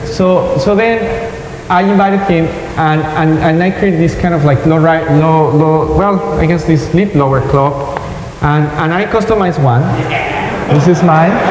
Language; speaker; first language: English; non-native, fluent; Spanish